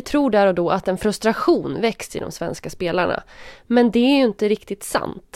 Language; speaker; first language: Swedish; native; Swedish